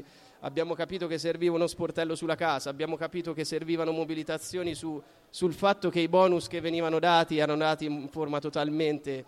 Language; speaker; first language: Italian; native; Italian